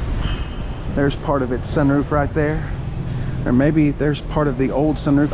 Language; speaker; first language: English; native; English